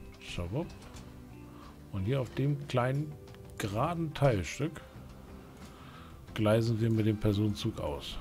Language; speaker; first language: German; native; German